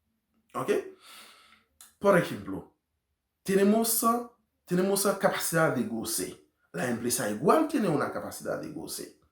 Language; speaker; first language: Spanish; non-native, learner; Haitian Creole